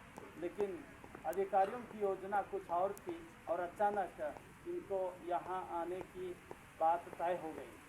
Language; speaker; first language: Hindi; native; Hindi